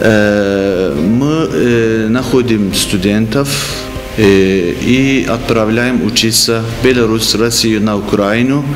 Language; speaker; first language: Russian; non-native, fluent; Turkish